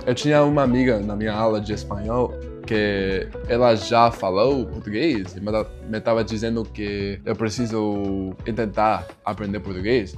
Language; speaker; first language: Portuguese; non-native, learner; English